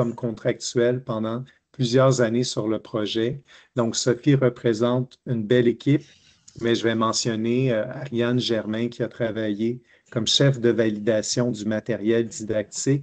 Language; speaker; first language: French; native; French